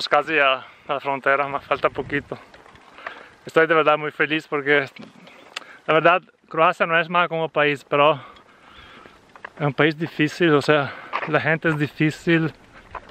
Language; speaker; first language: Spanish; non-native, fluent; Italian